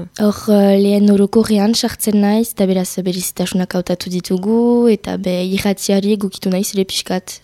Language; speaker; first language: Basque; non-native, local second language; French